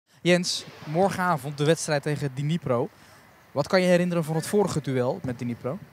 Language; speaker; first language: Dutch; native; Dutch